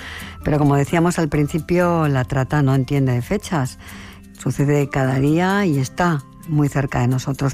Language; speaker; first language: Spanish; native; Spanish